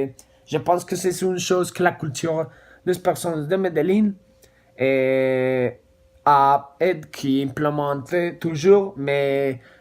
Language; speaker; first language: French; non-native, learner; Spanish